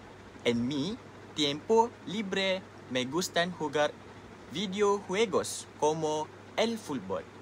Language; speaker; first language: Spanish; non-native, learner; Malay